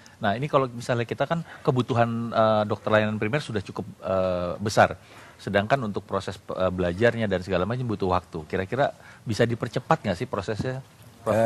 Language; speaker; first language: Indonesian; native; Indonesian